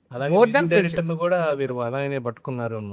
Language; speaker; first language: Telugu; native; Telugu